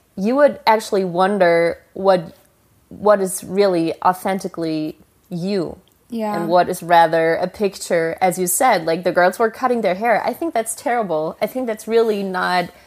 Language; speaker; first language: English; non-native, fluent; German